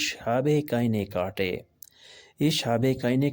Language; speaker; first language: German; non-native, fluent; Urdu